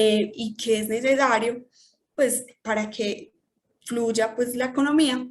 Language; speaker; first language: Spanish; native; Spanish